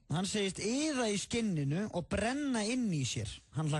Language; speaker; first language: Icelandic; native; Icelandic